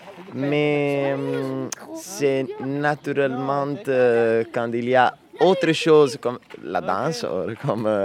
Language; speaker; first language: French; non-native, learner; Italian